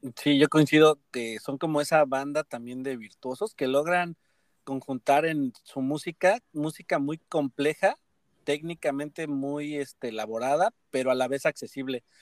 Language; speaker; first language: Spanish; native; Spanish